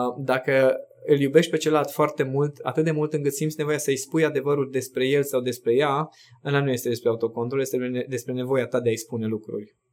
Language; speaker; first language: Romanian; non-native, local second language; Hungarian